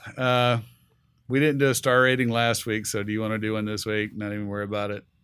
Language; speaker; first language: English; native; English